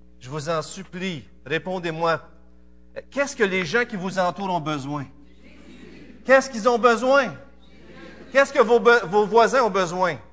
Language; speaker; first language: French; native; French